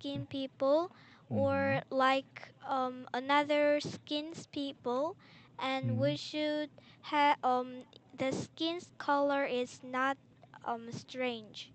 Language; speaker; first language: English; non-native, learner; Korean